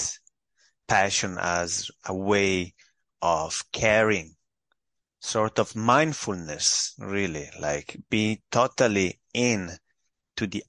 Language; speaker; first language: English; non-native, fluent; Italian